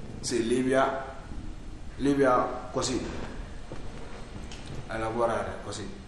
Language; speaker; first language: Italian; non-native, learner; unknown